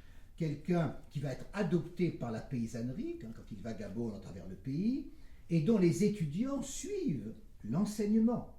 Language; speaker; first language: French; native; French